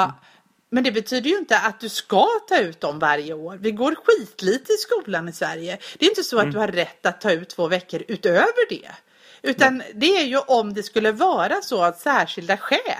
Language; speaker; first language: Swedish; native; Swedish